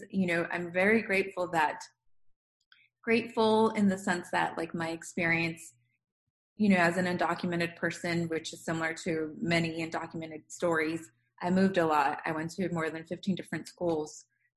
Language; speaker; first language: English; non-native, fluent; Spanish